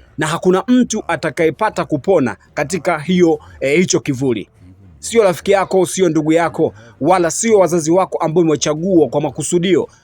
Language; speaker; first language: Swahili; native; Swahili